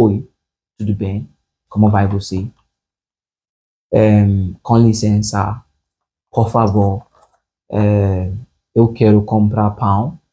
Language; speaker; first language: Portuguese; non-native, learner; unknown